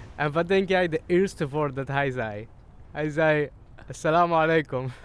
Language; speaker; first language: Dutch; non-native, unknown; Arabic